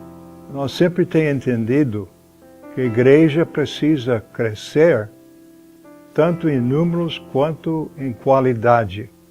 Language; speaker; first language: Portuguese; non-native, fluent; English